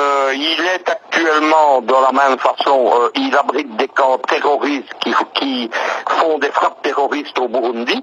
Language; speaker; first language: French; native; French